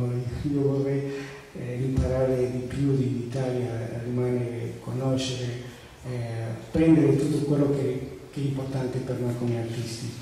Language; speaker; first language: Italian; non-native, fluent; Spanish